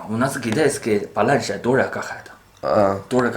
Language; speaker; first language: Russian; non-native, learner; Chinese